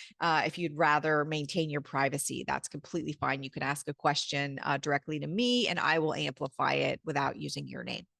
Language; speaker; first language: English; native; English